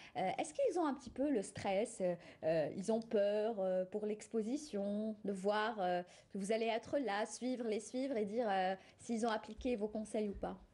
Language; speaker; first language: French; non-native, local second language; Arabic